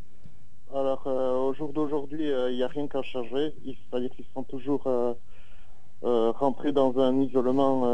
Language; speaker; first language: French; native; French